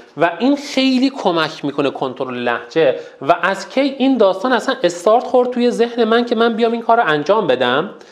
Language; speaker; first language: Persian; non-native, local second language; Azerbaijani